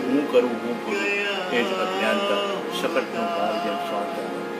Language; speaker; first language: Hindi; non-native, local second language; Gujarati